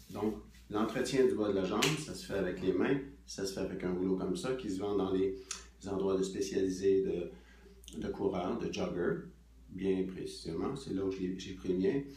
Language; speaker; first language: French; native; French